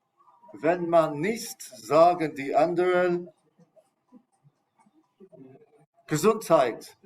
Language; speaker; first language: German; non-native, fluent; English